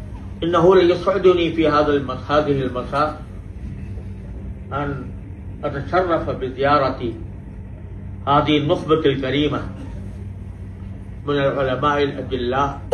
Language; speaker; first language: Arabic; non-native, fluent; Urdu